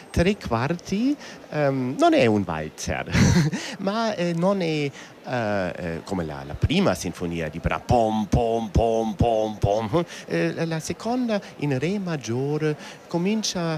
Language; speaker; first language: Italian; non-native, learner; German